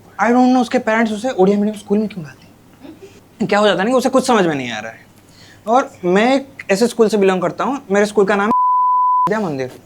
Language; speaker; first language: Hindi; non-native, local second language; Odia